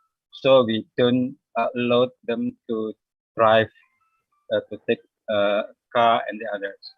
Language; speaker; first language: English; non-native, learner; Indonesian